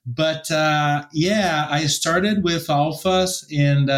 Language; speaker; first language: English; non-native, fluent; Portuguese